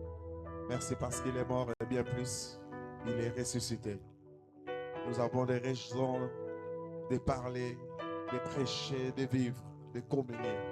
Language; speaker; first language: French; non-native, local second language; Lingala